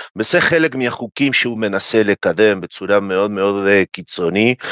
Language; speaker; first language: Hebrew; non-native, fluent; Spanish